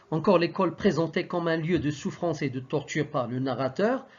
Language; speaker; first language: French; non-native, local second language; Arabic